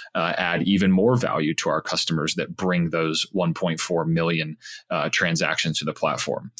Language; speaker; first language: English; native; English